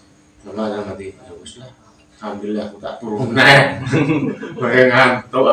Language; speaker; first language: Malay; non-native, local second language; Javanese